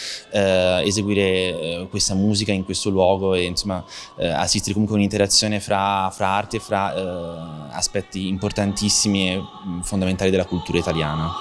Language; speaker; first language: Italian; native; Italian